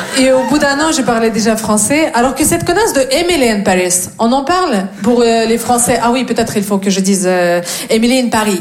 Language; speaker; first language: French; non-native, fluent; Russian